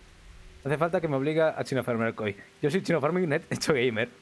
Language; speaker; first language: Spanish; native; Spanish